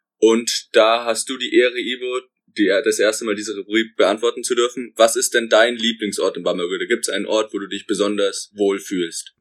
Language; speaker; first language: German; native; German